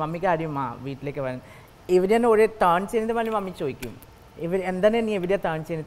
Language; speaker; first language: Malayalam; non-native, local second language; Assamese